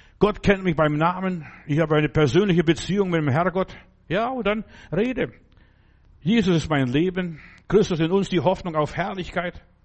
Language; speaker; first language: German; non-native, fluent; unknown